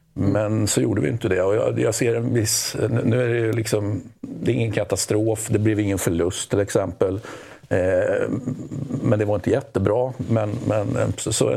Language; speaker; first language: Swedish; native; Swedish